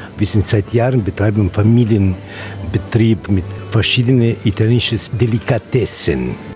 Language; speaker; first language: German; non-native, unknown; Italian